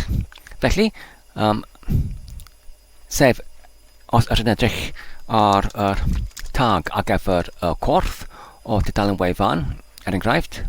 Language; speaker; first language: Welsh; non-native, learner; Polish